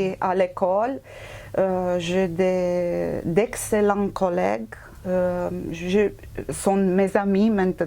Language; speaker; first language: French; non-native, fluent; Romanian